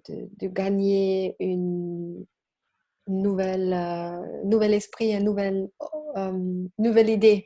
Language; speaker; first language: French; non-native, learner; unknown